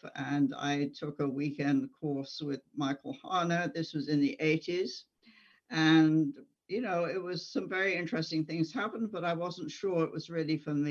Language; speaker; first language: English; native; English